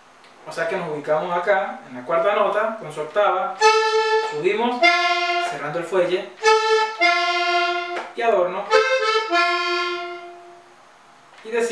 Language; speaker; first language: Spanish; native; Spanish